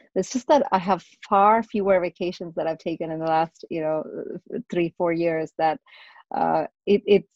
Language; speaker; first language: English; non-native, local second language; Tamil